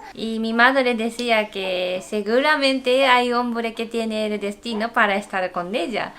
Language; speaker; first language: Spanish; non-native, fluent; Japanese